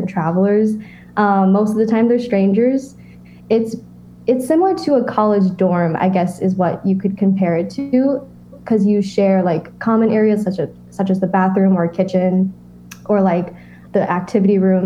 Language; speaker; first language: English; native; English